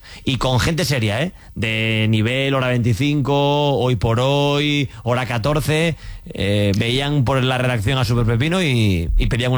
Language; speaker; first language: Spanish; native; Spanish